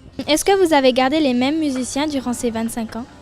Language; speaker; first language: French; native; French